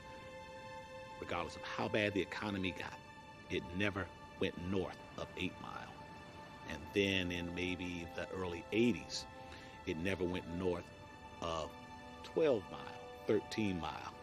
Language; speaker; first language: English; native; English